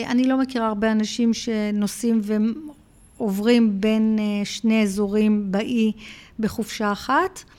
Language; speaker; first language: Hebrew; early bilingual, heritage; Hebrew